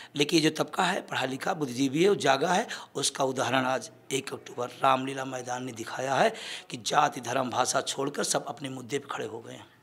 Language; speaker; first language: Hindi; native; Hindi